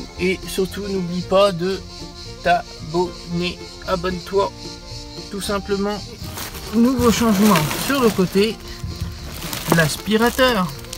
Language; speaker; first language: French; native; French